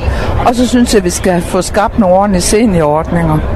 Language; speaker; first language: Danish; native; Danish